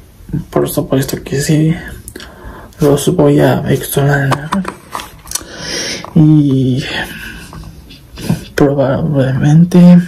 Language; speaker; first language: Spanish; non-native, learner; Japanese